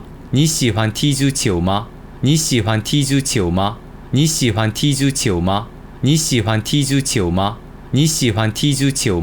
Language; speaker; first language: Chinese; non-native, fluent; Korean